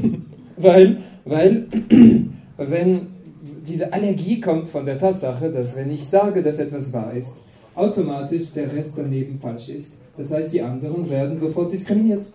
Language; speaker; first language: German; non-native, fluent; French